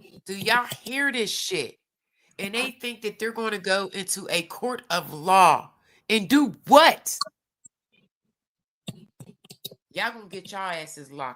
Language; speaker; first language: English; native; English